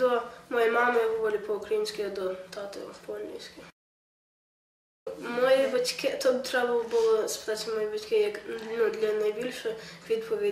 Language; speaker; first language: Ukrainian; early bilingual, heritage; Ukrainian